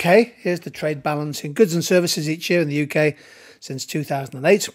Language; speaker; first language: English; native; English